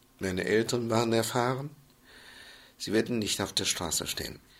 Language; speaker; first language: German; non-native, fluent; Chinese